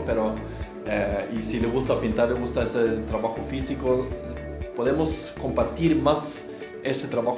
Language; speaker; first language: Spanish; non-native, fluent; Norwegian